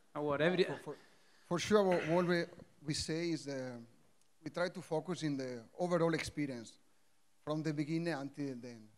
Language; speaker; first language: English; non-native, fluent; Italian